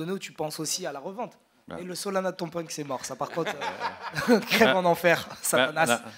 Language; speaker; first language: French; non-native, local second language; Arabic